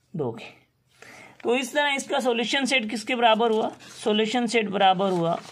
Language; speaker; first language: Urdu; non-native, local second language; Sindhi